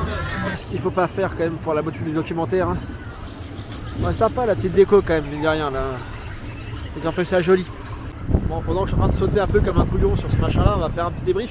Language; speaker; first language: French; native; French